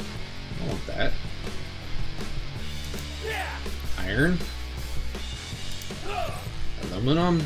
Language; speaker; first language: English; native; English